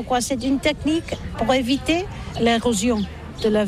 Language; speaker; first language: French; non-native, learner; Catalan